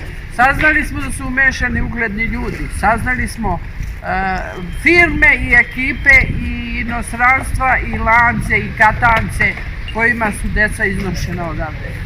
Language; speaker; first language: Bosnian; native; Bosnian